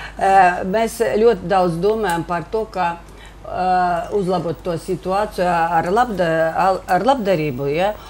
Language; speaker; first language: Latvian; non-native, local second language; Russian